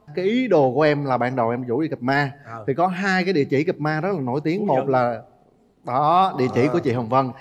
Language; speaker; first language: Vietnamese; native; Vietnamese